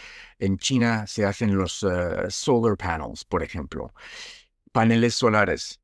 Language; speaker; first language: Spanish; non-native, fluent; French